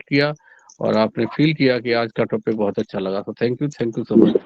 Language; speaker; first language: Hindi; native; Hindi